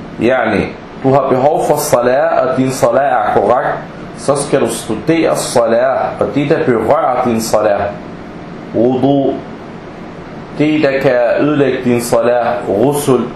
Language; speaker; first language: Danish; early bilingual, other home language; Arabic